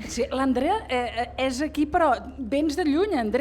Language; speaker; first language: Catalan; native; Catalan